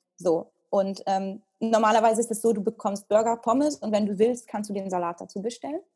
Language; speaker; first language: German; early bilingual, heritage; Italian